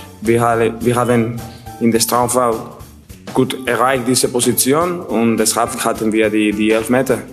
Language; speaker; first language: German; non-native, learner; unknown